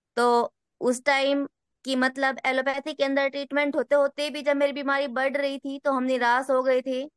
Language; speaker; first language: Hindi; native; Hindi